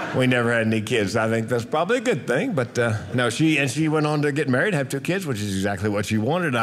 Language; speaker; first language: English; native; English